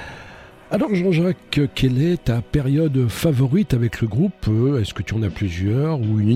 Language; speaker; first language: French; native; French